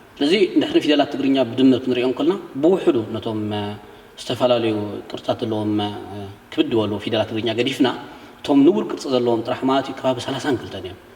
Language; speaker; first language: Tigrinya; native; Tigrinya